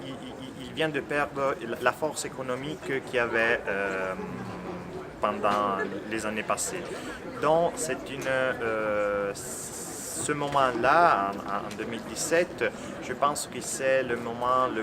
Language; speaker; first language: French; non-native, fluent; Italian